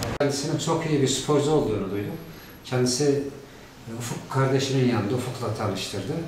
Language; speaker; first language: Turkish; native; Turkish